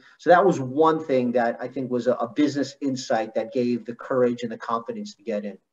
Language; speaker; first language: English; native; English